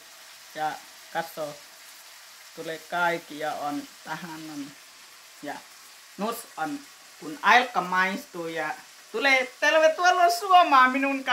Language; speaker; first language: Finnish; non-native, learner; Thai